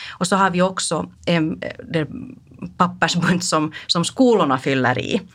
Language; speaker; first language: Swedish; non-native, local second language; Finnish